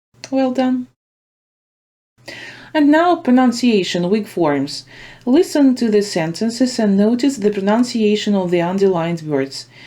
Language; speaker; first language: English; non-native, fluent; Ukrainian